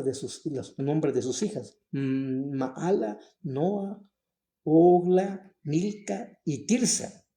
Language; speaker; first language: Spanish; native; Spanish